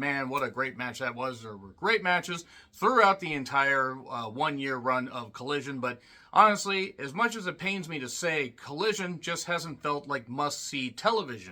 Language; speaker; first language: English; native; English